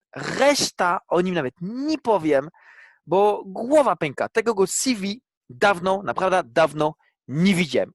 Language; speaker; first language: Polish; non-native, fluent; French